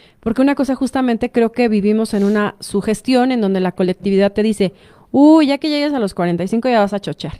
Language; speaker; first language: Spanish; native; Spanish